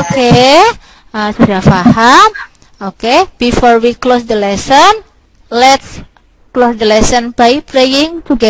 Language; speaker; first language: English; non-native, local second language; Indonesian